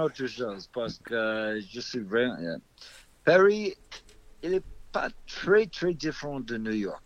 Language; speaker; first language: French; non-native, fluent; English